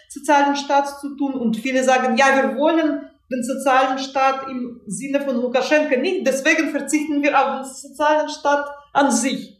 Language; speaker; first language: German; non-native, fluent; Russian